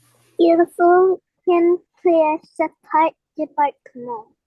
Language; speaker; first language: French; non-native, learner; English